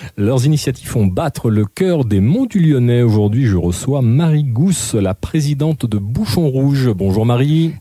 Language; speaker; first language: French; native; French